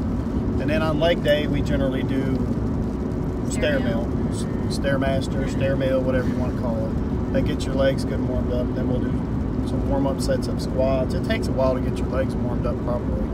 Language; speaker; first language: English; native; English